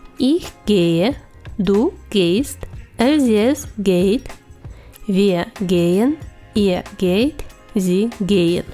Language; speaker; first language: German; non-native, fluent; Ukrainian